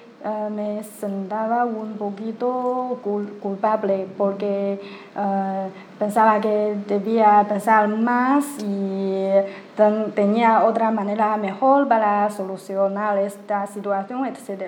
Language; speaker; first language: Spanish; non-native, learner; Chinese